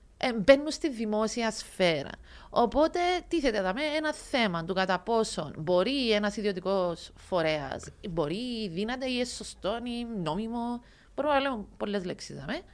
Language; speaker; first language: Greek; native; Greek